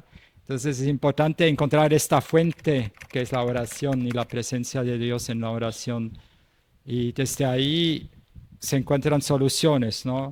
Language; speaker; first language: Spanish; non-native, fluent; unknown